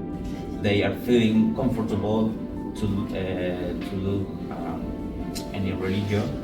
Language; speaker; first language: English; non-native, learner; Spanish